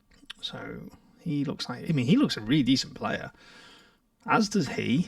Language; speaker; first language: English; native; English